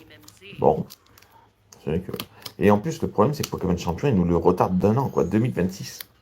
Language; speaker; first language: French; native; French